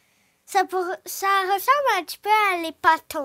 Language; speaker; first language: French; early bilingual, other home language; Ukrainian